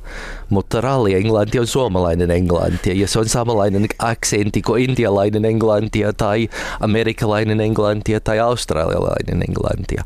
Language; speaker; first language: Finnish; non-native, learner; English